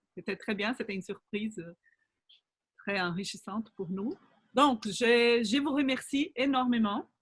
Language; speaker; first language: French; non-native, fluent; Portuguese